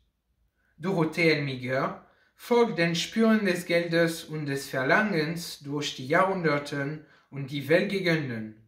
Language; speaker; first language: German; non-native, fluent; French